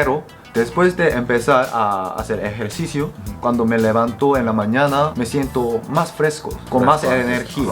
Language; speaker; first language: Spanish; non-native, fluent; Korean